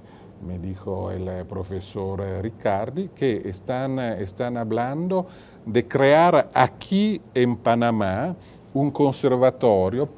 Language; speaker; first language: Spanish; non-native, fluent; Italian